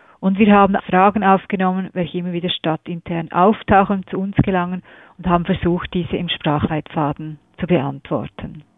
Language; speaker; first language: German; native; German